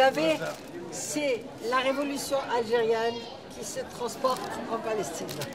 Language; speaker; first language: French; non-native, local second language; Arabic